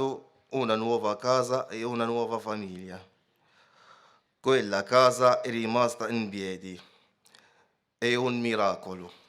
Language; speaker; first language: Italian; non-native, fluent; Arabic